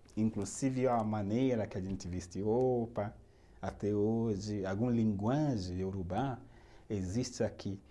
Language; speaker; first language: Portuguese; non-native, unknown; Yoruba